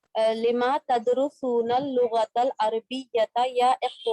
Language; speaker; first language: Arabic; non-native, learner; Urdu